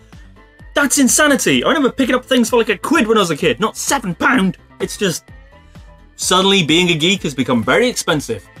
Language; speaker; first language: English; native; English